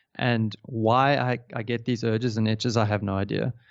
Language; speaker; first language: English; native; English